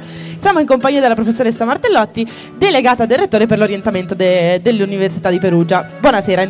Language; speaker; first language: Italian; native; Italian